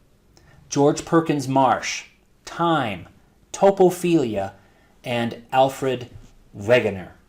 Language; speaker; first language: English; native; English